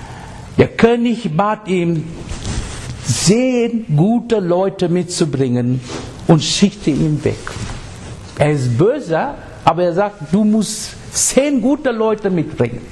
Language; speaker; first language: German; non-native, learner; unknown